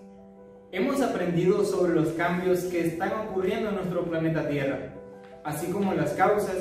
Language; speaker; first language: Spanish; native; Spanish